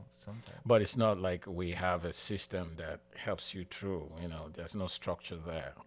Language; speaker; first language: English; non-native, local second language; Igbo